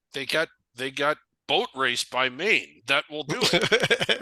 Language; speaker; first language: English; native; English